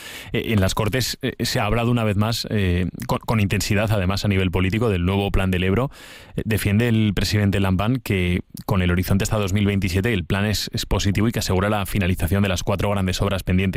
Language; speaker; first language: Spanish; native; Spanish